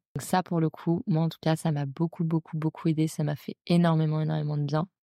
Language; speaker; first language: French; native; French